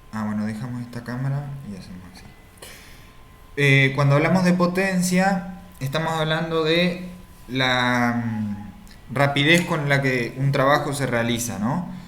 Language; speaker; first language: Spanish; native; Spanish